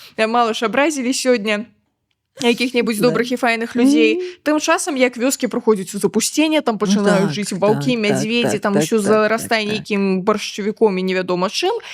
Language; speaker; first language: Belarusian; native; Belarusian